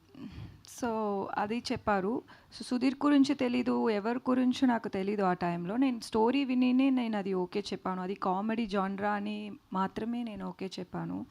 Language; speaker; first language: Telugu; non-native, learner; Tamil